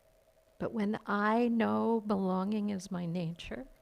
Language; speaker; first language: English; native; English